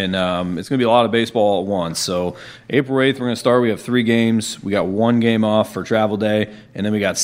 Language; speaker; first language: English; native; English